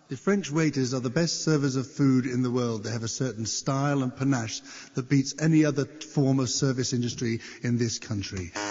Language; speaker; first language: English; native; English